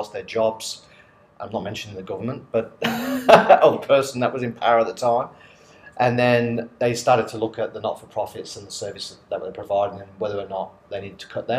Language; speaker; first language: English; native; English